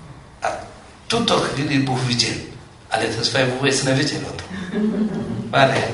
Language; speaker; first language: Czech; non-native, fluent; Amharic